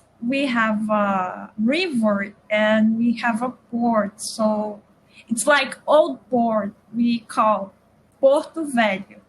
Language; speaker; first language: English; non-native, learner; Portuguese